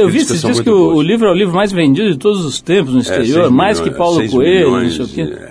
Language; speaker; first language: Portuguese; native; Portuguese